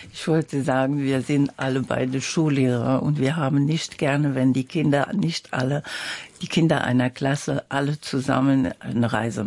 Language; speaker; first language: German; non-native, local second language; French